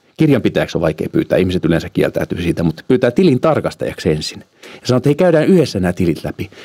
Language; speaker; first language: Finnish; early bilingual, heritage; Finnish